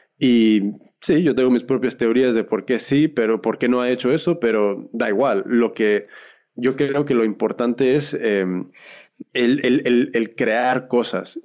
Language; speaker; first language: Spanish; early bilingual, heritage; Spanish